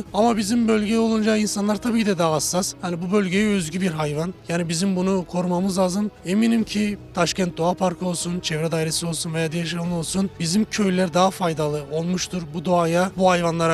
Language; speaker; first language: Turkish; native; Turkish